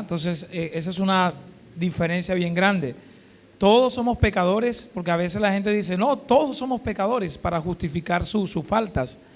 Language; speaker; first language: Spanish; native; Spanish